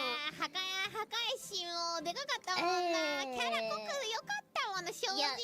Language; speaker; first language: Japanese; native; Japanese